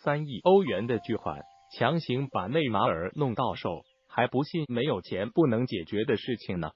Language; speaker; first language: Chinese; native; Chinese